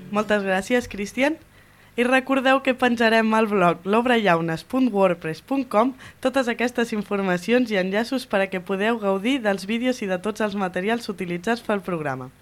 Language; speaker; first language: Catalan; native; Catalan